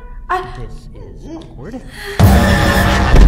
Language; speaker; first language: English; non-native, learner; German